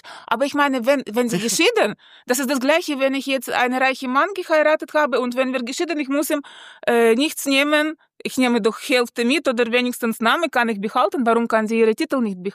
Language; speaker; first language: German; non-native, fluent; Russian